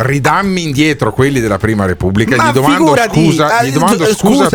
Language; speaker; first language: Italian; native; Italian